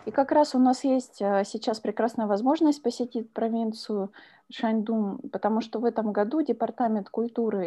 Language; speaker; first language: Russian; native; Russian